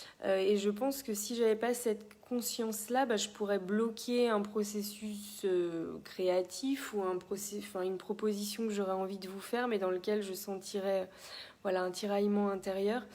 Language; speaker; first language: French; native; French